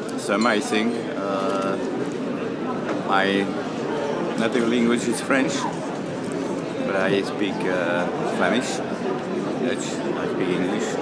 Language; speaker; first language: English; non-native, learner; Khmer